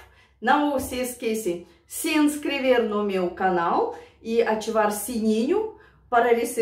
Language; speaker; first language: Portuguese; non-native, learner; Russian